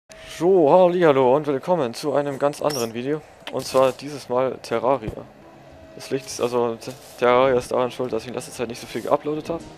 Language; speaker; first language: German; native; German